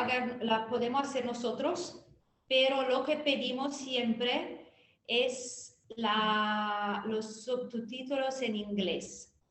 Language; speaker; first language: Spanish; non-native, fluent; Italian